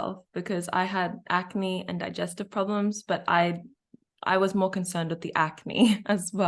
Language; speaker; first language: English; native; English